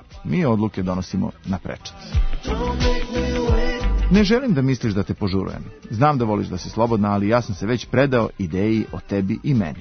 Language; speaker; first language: Serbian; native; Serbian